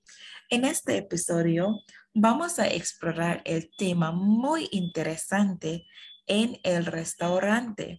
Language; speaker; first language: Spanish; non-native, fluent; English